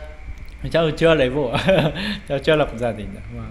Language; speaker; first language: Vietnamese; non-native, fluent; Japanese